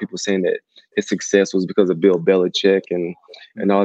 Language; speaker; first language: English; native; English